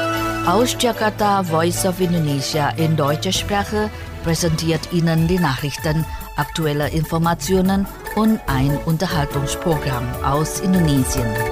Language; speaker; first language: German; non-native, fluent; Indonesian